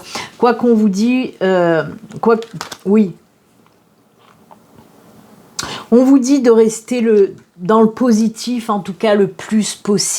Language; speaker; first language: French; native; French